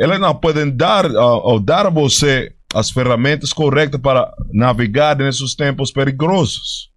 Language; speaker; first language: Portuguese; non-native, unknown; Spanish